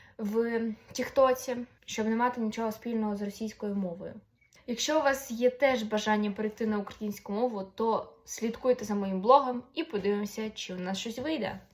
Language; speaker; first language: Ukrainian; non-native, local second language; Russian